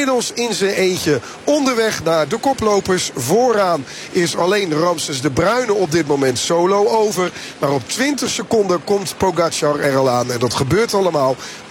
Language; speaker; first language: Dutch; non-native, fluent; Bosnian